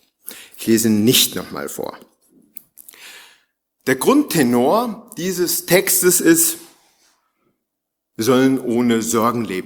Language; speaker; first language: German; native; German